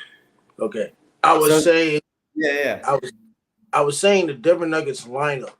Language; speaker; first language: English; native; English